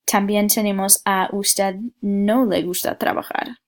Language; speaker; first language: Spanish; non-native, fluent; English